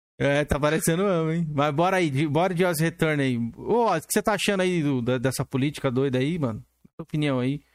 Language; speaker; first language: Portuguese; native; Portuguese